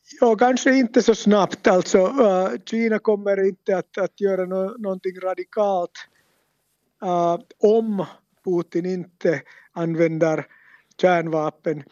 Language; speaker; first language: Swedish; non-native, local second language; Finnish